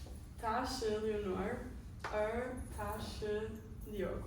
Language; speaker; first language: Chinese; non-native, learner; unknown